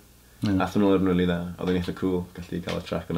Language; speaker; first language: Welsh; native; Welsh